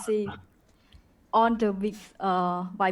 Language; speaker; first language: English; non-native, learner; Khmer